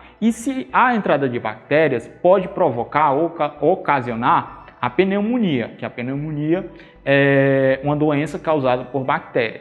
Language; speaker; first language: Portuguese; native; Portuguese